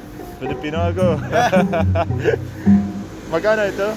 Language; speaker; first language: Filipino; non-native, fluent; Arabic